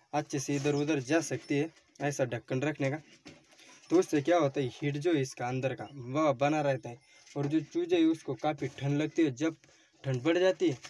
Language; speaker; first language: Hindi; non-native, local second language; Marathi